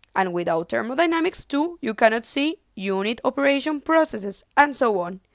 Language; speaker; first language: English; non-native, fluent; Spanish